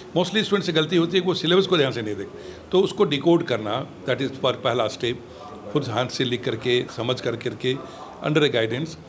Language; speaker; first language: Hindi; native; Hindi